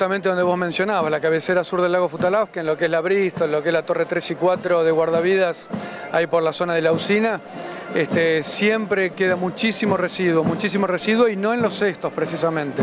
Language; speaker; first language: Spanish; native; Spanish